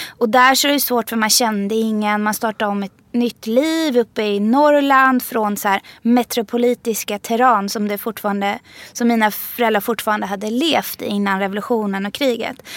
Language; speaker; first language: Swedish; early bilingual, other home language; Persian